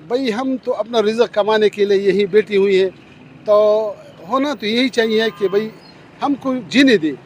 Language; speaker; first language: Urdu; non-native, local second language; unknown